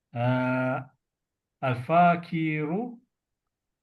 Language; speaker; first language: Arabic; non-native, learner; Malay